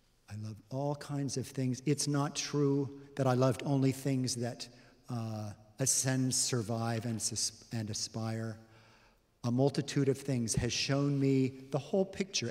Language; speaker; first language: English; native; English